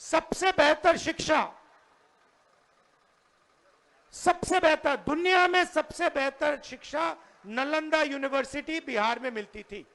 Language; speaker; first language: Hindi; native; Hindi